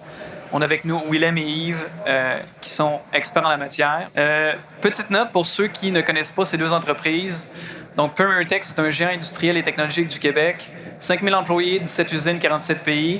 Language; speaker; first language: French; native; French